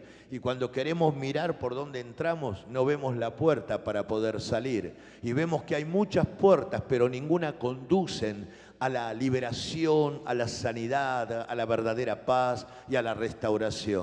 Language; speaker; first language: Spanish; native; Spanish